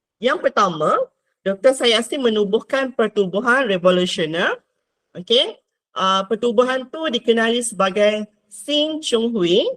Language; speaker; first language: Malay; native; Malay